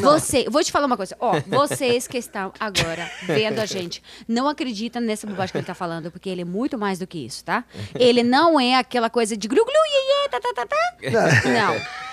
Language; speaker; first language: Portuguese; non-native, fluent; Russian